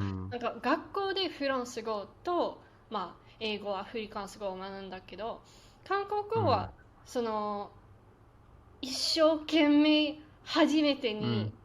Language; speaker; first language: Japanese; non-native, fluent; Afrikaans